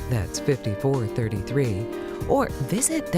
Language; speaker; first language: English; native; English